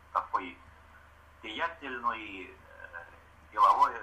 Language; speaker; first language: Russian; non-native, fluent; Estonian